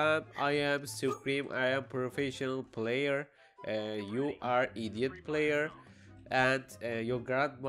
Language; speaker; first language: English; non-native, learner; Turkish